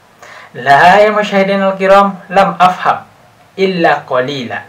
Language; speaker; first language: Arabic; non-native, learner; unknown